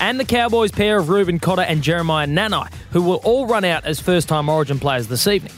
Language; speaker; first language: English; native; English